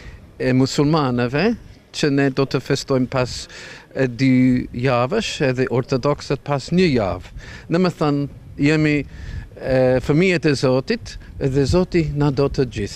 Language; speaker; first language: Albanian; non-native, fluent; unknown